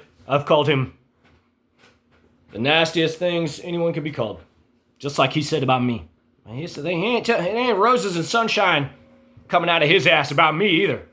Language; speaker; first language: English; native; English